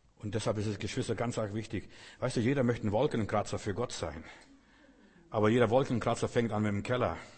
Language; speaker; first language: German; non-native, fluent; Russian